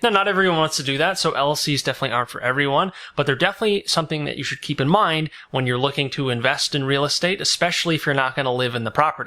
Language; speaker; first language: English; native; English